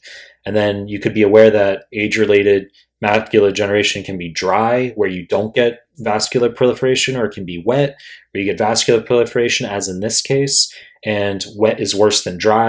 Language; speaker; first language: English; native; English